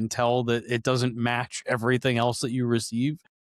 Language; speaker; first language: English; native; English